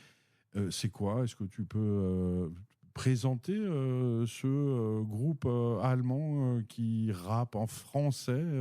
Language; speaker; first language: French; native; French